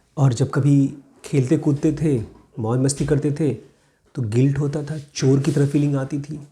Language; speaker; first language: Hindi; native; Hindi